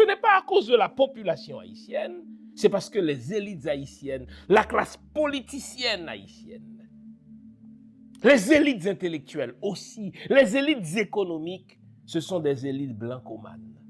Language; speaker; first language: French; non-native, local second language; Haitian Creole